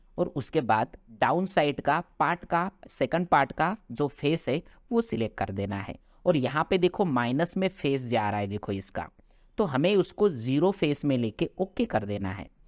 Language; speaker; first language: Hindi; non-native, local second language; Marathi